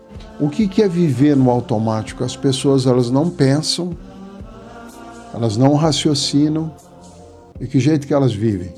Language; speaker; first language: Portuguese; native; Portuguese